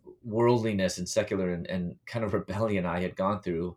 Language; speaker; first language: English; native; English